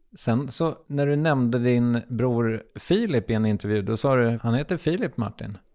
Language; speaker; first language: Swedish; native; Swedish